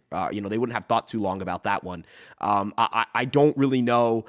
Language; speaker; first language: English; native; English